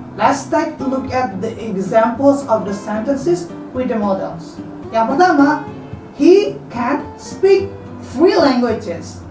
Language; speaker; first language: English; non-native, fluent; Indonesian